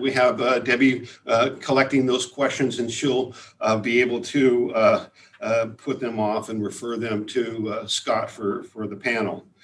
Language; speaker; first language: English; native; English